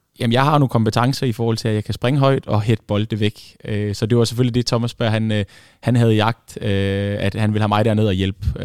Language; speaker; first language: Danish; early bilingual, other home language; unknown